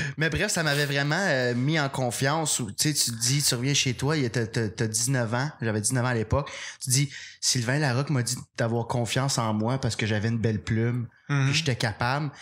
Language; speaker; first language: French; native; French